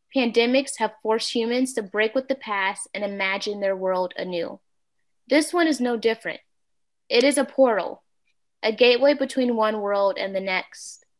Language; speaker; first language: English; native; English